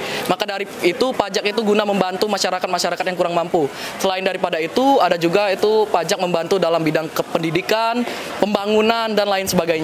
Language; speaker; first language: Indonesian; native; Indonesian